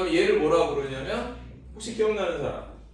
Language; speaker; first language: Korean; native; Korean